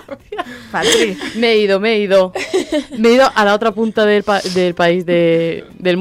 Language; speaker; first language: Spanish; native; Spanish